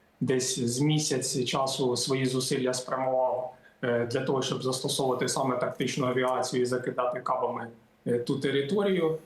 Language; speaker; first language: Ukrainian; native; Ukrainian